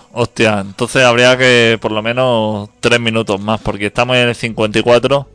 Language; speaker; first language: Spanish; non-native, local second language; Catalan